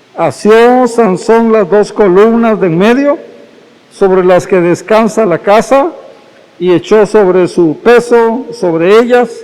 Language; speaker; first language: Spanish; native; Spanish